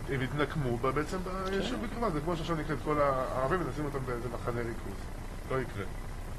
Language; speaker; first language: Hebrew; native; Hebrew